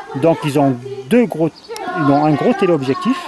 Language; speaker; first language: French; native; French